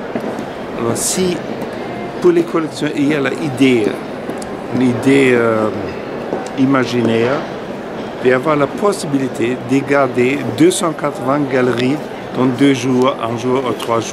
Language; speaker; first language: French; non-native, fluent; German